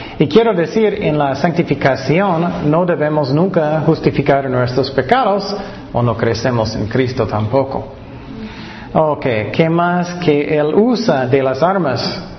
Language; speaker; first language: Spanish; non-native, fluent; English